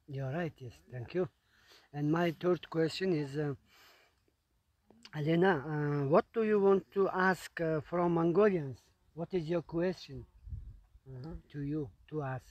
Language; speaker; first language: English; non-native, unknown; Mongolian